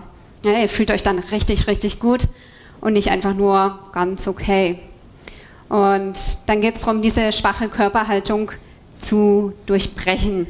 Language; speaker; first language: German; native; German